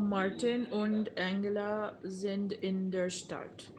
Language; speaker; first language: German; non-native, learner; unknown